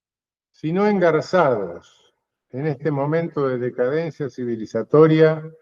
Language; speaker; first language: Spanish; native; Spanish